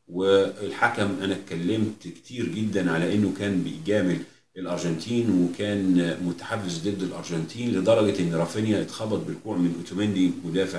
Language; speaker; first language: Arabic; native; Arabic